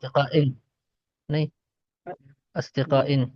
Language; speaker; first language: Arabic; non-native, fluent; Urdu